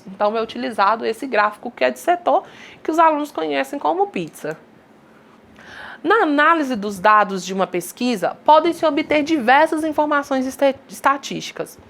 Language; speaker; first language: Portuguese; native; Portuguese